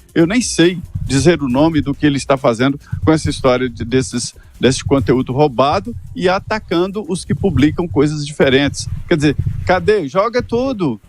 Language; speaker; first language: Portuguese; native; Portuguese